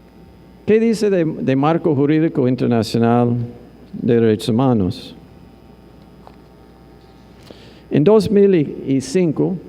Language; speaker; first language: Spanish; non-native, fluent; English